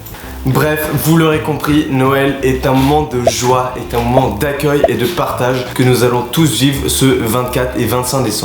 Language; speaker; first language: French; native; French